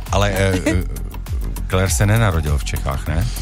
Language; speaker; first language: Czech; native; Czech